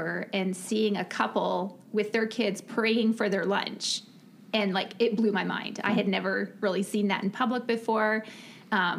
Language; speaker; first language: English; native; English